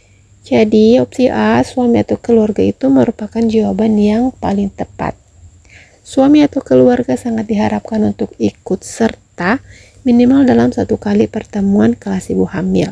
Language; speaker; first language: Indonesian; native; Indonesian